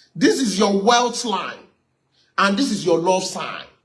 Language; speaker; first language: English; non-native, local second language; Yoruba